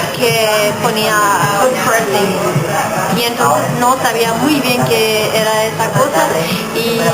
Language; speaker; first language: Spanish; non-native, fluent; German